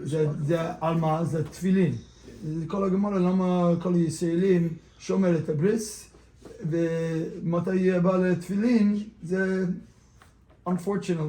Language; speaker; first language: Hebrew; non-native, learner; English